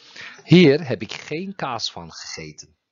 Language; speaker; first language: Dutch; non-native, fluent; Turkish